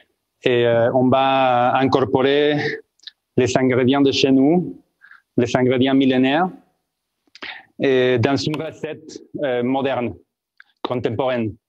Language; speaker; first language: French; non-native, fluent; Spanish